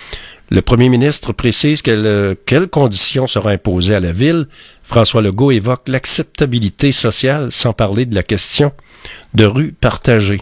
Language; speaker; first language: French; native; French